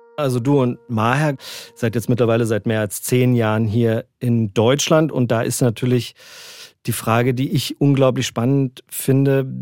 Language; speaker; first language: German; native; German